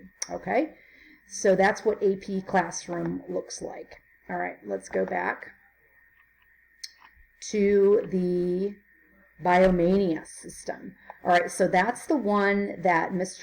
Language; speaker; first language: English; native; English